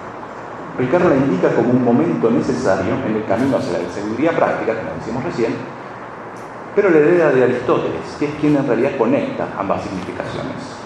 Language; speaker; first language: Spanish; native; Spanish